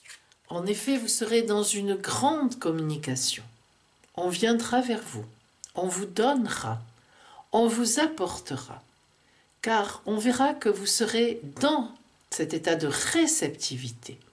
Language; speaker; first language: French; native; French